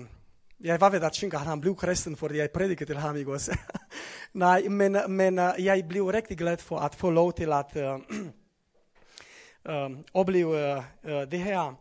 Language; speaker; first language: Norwegian; non-native, fluent; Romanian